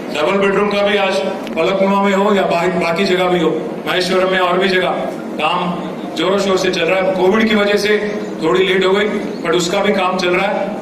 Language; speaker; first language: Hindi; non-native, local second language; Telugu